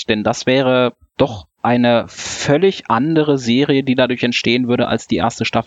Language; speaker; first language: German; native; German